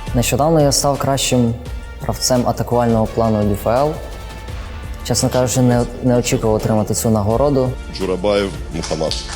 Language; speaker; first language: Ukrainian; early bilingual, other home language; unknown